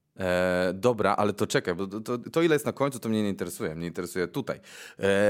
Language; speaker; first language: Polish; native; Polish